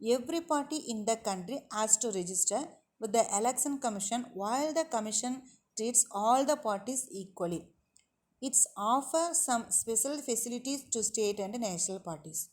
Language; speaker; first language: English; non-native, local second language; Tamil